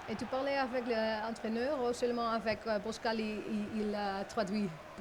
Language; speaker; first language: French; non-native, learner; Dutch